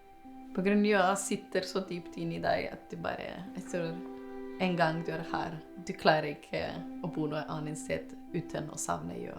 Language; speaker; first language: Norwegian; non-native, fluent; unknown